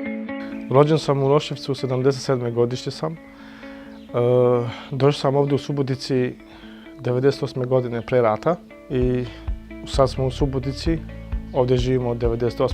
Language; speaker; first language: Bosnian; non-native, local second language; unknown